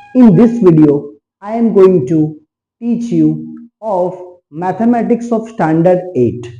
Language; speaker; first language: English; non-native, local second language; Gujarati